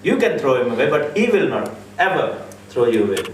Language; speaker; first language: English; non-native, local second language; Urdu